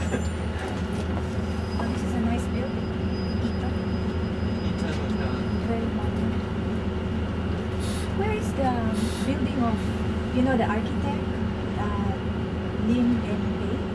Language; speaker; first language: English; non-native, local second language; Filipino